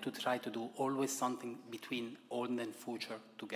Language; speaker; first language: English; non-native, fluent; Italian